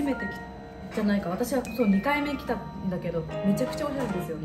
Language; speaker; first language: Japanese; native; Japanese